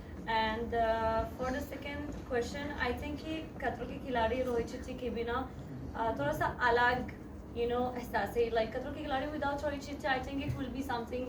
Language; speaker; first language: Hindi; non-native, learner; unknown